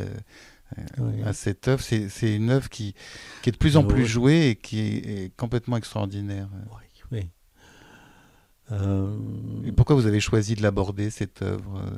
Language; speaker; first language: French; native; French